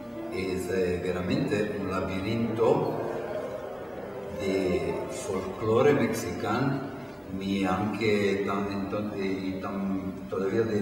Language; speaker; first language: Spanish; non-native, fluent; Italian